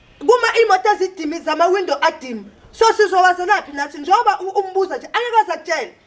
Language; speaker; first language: Zulu; native; Zulu